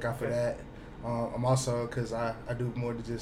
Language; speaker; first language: English; native; English